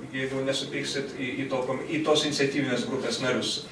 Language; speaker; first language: Lithuanian; non-native, local second language; Russian